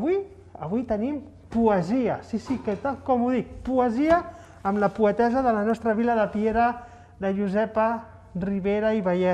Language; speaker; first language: Catalan; native; Catalan